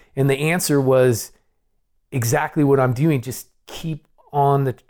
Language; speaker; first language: English; native; English